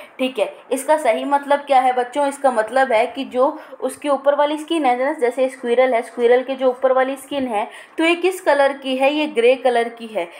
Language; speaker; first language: Hindi; native; Hindi